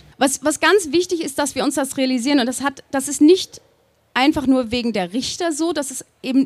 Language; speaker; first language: German; native; German